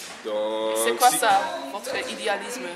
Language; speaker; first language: French; non-native, local second language; Dutch